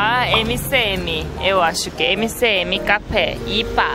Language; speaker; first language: Portuguese; non-native, learner; Korean